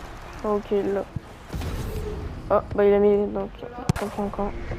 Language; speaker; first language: French; native; French